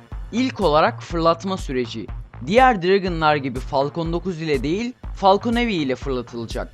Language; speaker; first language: Turkish; native; Turkish